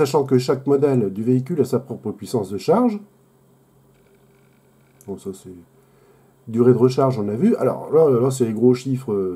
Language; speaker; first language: French; native; French